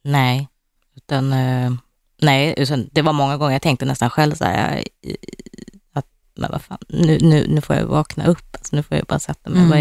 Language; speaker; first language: Swedish; native; Swedish